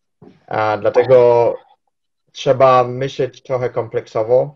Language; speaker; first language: Polish; early bilingual, heritage; Polish